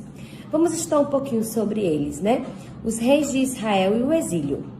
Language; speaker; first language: Portuguese; native; Portuguese